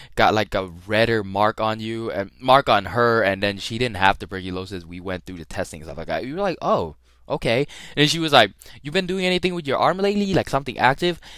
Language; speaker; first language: English; early bilingual, other home language; Thai